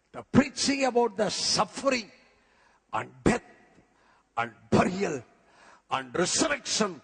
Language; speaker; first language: English; non-native, local second language; Tamil